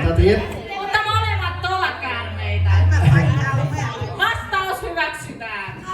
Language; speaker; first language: Finnish; non-native, fluent; Khmer